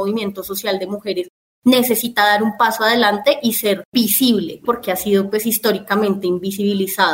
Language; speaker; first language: Spanish; native; Spanish